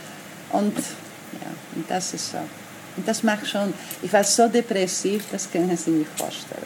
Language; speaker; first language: German; non-native, learner; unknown